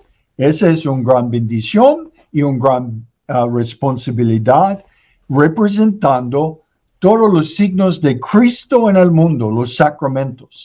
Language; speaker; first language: Spanish; non-native, learner; English